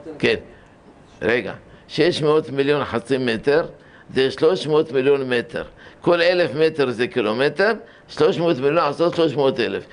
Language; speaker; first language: Hebrew; early bilingual, other home language; Arabic